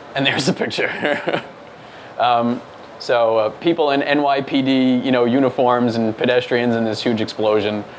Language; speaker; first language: English; native; English